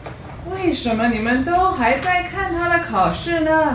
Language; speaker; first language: Chinese; non-native, learner; English